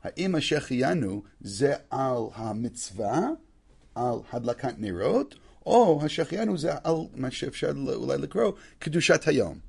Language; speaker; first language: Hebrew; non-native, fluent; English